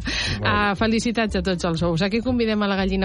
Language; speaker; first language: Catalan; native; Catalan